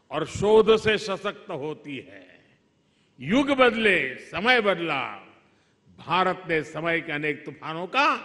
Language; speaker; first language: Hindi; non-native, local second language; Gujarati